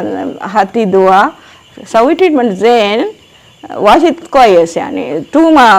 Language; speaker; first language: Arabic; non-native, learner; Sinhala